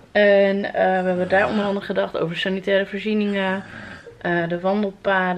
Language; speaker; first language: Dutch; native; Dutch